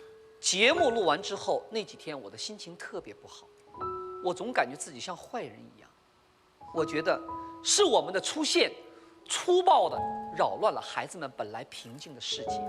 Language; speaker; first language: Chinese; native; Chinese